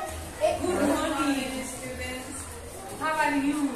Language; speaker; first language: English; non-native, learner; Indonesian